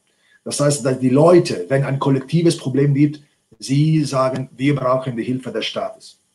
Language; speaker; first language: German; non-native, fluent; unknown